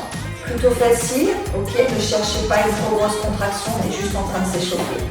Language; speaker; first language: French; native; French